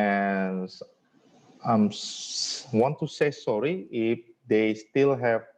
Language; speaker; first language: English; non-native, fluent; Indonesian